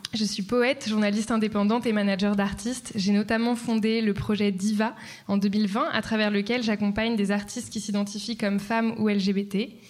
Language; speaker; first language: French; native; French